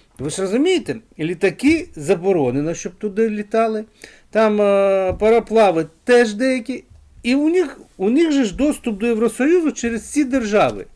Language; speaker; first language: Ukrainian; non-native, local second language; Russian